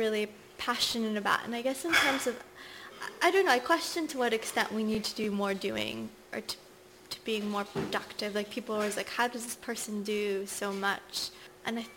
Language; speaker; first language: English; native; English